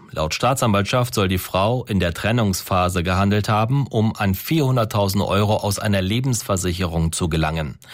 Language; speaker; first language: German; native; German